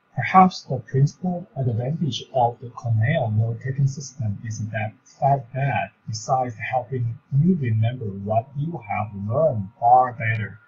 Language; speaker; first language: English; non-native, fluent; Chinese